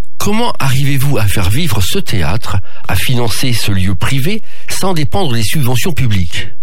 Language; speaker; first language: French; native; French